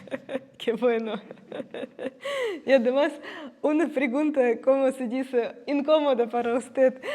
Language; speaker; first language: Spanish; non-native, fluent; Russian